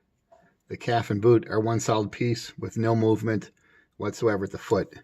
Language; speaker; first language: English; native; English